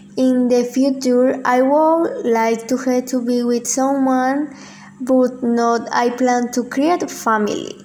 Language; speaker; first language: English; non-native, learner; Spanish